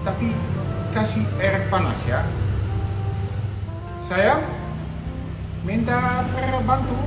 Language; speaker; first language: Indonesian; non-native, learner; Dutch